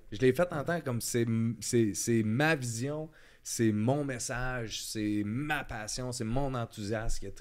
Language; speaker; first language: French; native; French